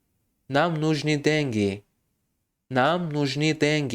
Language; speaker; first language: Russian; non-native, fluent; Tajik